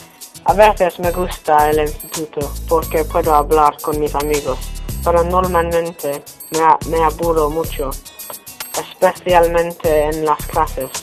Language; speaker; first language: Spanish; non-native, learner; English